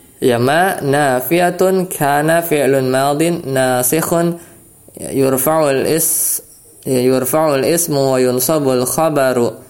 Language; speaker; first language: Arabic; non-native, fluent; Indonesian